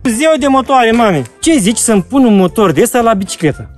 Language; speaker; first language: Romanian; native; Romanian